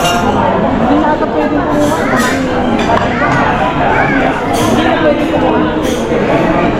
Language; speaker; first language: Filipino; native; Filipino